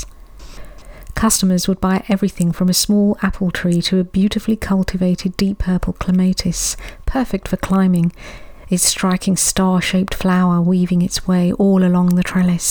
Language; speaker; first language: English; native; English